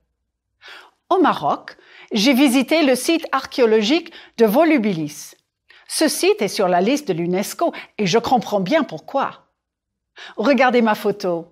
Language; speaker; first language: French; non-native, fluent; English